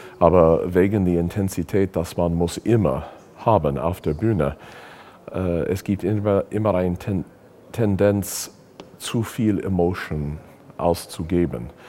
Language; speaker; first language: German; non-native, learner; English